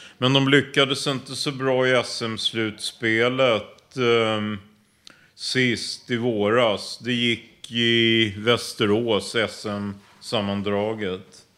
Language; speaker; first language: Swedish; native; Swedish